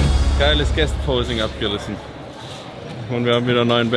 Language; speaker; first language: German; native; German